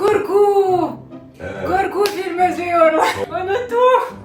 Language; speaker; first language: Turkish; non-native, learner; Russian